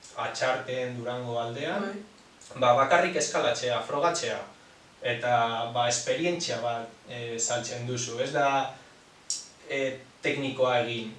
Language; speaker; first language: Basque; non-native, local second language; Spanish